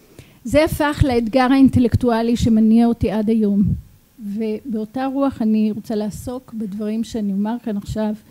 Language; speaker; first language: Hebrew; native; Hebrew